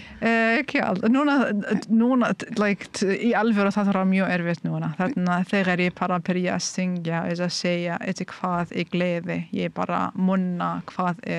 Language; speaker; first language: Icelandic; non-native, learner; Arabic